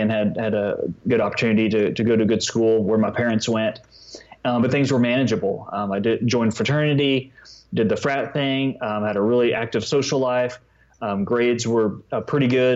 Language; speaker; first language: English; native; English